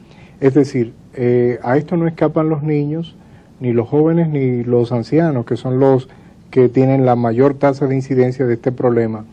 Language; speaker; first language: Spanish; native; Spanish